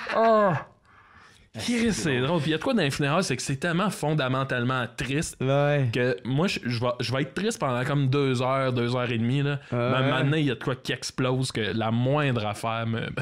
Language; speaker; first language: French; native; French